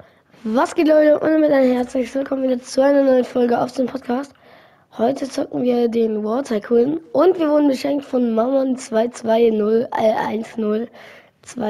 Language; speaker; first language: German; native; German